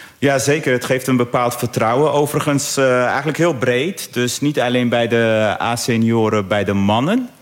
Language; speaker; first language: Dutch; early bilingual, other home language; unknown